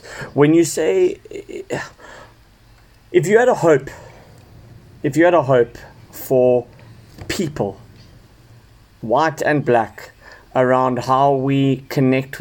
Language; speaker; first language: English; native; English